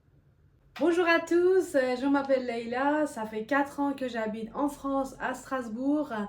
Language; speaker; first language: French; non-native, fluent; Persian